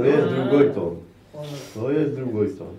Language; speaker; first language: Russian; non-native, learner; Slovak